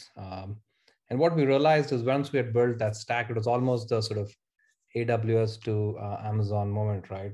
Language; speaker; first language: English; non-native, local second language; Hindi